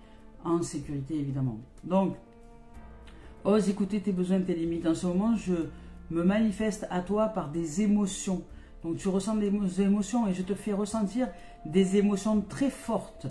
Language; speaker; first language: French; native; French